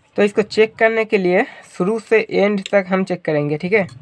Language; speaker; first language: Hindi; non-native, local second language; Bangla